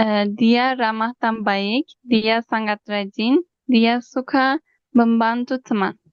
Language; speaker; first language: Indonesian; non-native, learner; Turkish